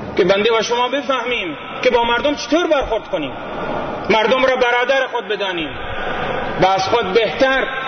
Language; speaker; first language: Persian; native; Persian